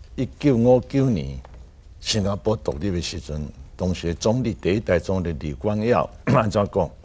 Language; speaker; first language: Chinese; non-native, local second language; Min Nan Chinese